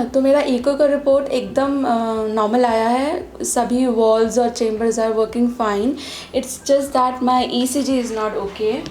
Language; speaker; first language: Hindi; native; Hindi